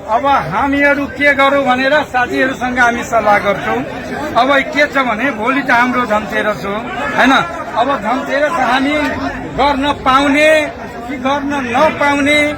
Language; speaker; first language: Nepali; non-native, local second language; Maithili